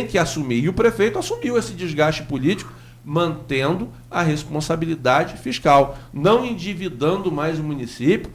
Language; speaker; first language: Portuguese; native; Portuguese